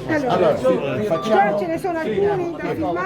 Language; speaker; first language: Italian; native; Italian